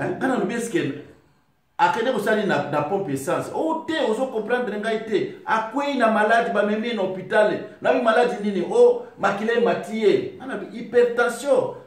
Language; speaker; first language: Lingala; non-native, local second language; Swahili